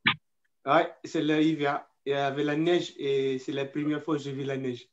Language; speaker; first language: French; non-native, fluent; Fijian